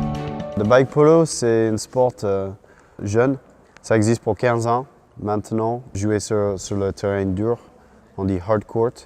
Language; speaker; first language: French; non-native, fluent; English